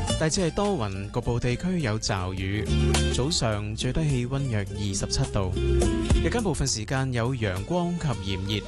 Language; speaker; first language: Chinese; non-native, local second language; Cantonese